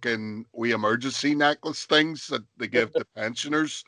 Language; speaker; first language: English; native; English